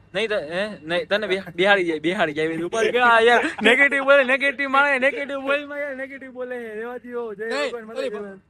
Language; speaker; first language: Gujarati; native; Gujarati